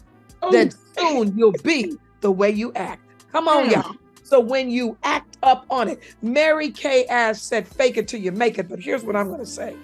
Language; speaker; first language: English; native; English